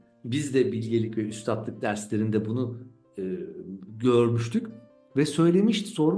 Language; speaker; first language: Turkish; native; Turkish